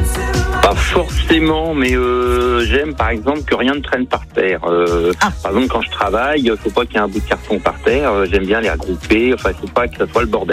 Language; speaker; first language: French; native; French